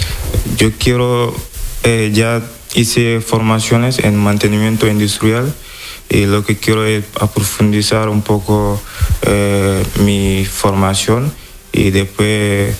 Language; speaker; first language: Spanish; non-native, learner; Wolof